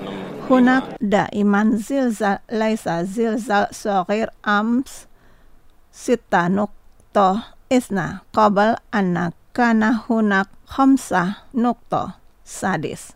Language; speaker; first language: Arabic; non-native, fluent; Indonesian